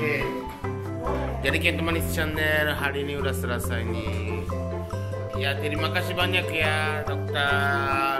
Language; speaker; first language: Indonesian; non-native, learner; Japanese